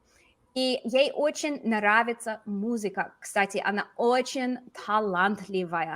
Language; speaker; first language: Russian; non-native, fluent; English